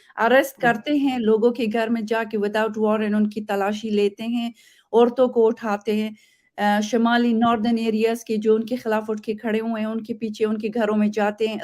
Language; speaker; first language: Urdu; non-native, fluent; Persian